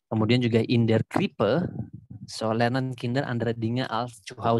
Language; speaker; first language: German; non-native, fluent; Indonesian